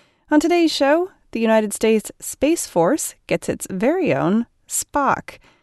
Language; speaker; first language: English; native; English